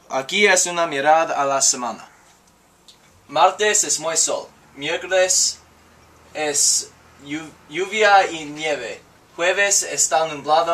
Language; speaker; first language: Spanish; non-native, learner; English